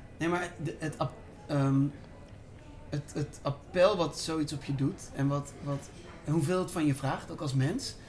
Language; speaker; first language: Dutch; native; Dutch